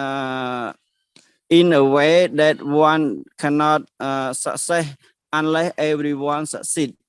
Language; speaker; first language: English; non-native, learner; Khmer